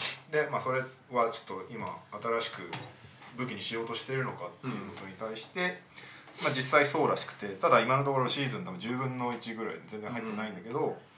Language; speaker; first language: Japanese; native; Japanese